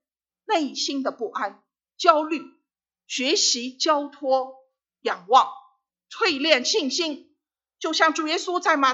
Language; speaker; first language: Chinese; native; Chinese